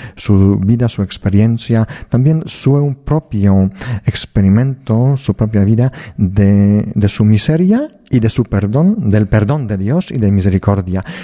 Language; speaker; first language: Spanish; non-native, fluent; Polish